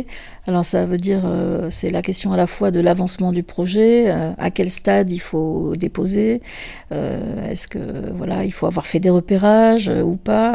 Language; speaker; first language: French; native; French